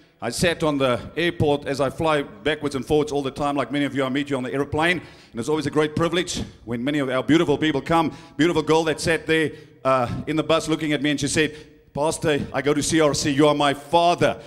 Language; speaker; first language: English; non-native, local second language; Afrikaans